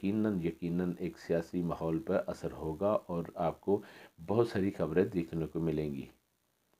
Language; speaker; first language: Urdu; native; Urdu